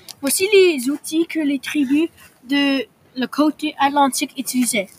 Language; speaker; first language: French; non-native, local second language; English